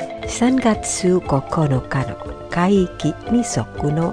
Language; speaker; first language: Japanese; non-native, learner; Indonesian